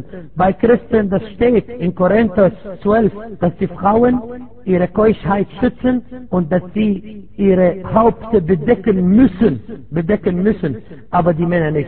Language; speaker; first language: German; non-native, fluent; Arabic